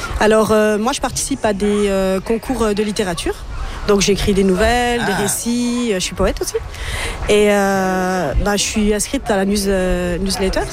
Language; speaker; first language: French; native; French